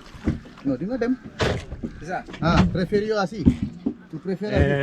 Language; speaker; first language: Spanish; non-native, learner; Wolof